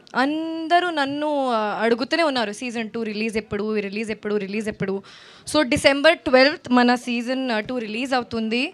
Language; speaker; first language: Telugu; non-native, learner; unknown